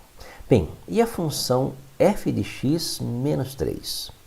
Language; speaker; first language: Portuguese; native; Portuguese